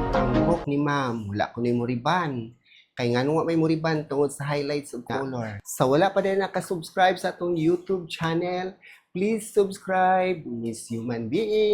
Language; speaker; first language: Cebuano; native; Cebuano